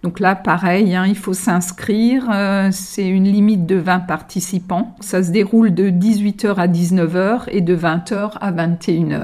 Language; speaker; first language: French; native; French